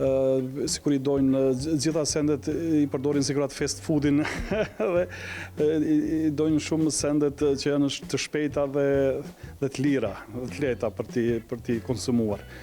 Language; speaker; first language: Albanian; native; Albanian